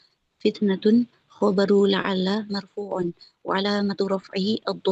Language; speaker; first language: Arabic; non-native, learner; Indonesian